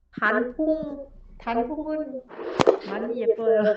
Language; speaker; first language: Korean; non-native, learner; Vietnamese